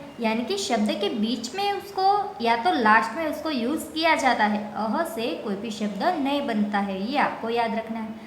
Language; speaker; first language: Hindi; non-native, local second language; Gujarati